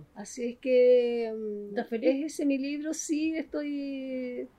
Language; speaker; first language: Spanish; native; Spanish